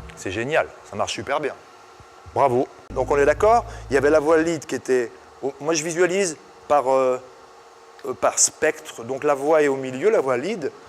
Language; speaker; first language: French; native; French